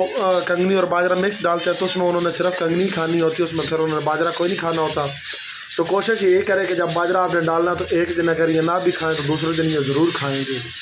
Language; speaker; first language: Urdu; non-native, local second language; Punjabi